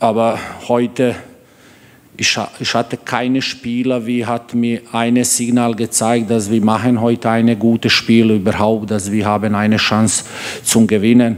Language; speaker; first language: German; non-native, learner; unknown